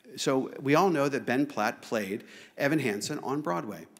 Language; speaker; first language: English; native; English